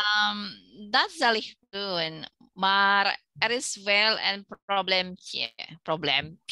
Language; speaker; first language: Dutch; non-native, learner; Indonesian